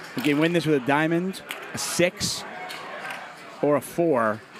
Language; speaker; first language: English; native; English